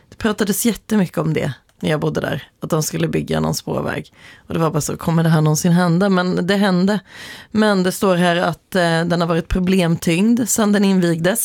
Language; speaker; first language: Swedish; native; Swedish